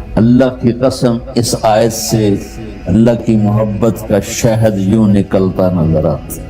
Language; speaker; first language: Urdu; non-native, local second language; Punjabi